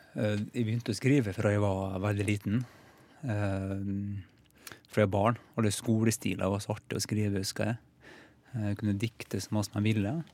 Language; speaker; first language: Norwegian; native; Norwegian